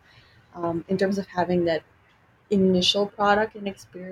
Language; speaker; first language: English; non-native, local second language; Filipino